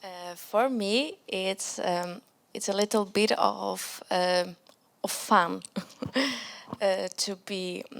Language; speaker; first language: English; non-native, learner; Polish